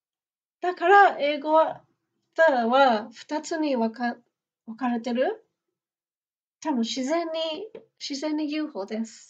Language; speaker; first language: Japanese; non-native, fluent; English